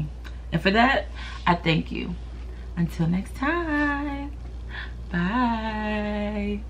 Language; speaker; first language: English; native; English